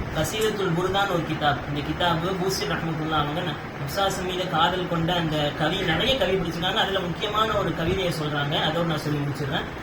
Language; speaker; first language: Tamil; native; Tamil